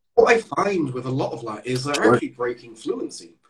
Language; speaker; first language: English; native; English